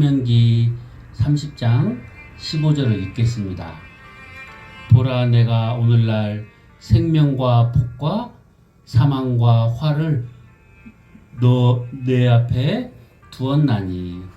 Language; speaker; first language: Korean; native; Korean